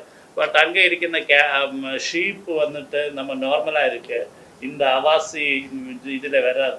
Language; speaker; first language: Tamil; non-native, learner; Malayalam